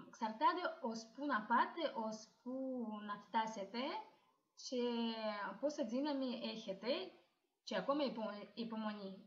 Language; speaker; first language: Greek; non-native, learner; Russian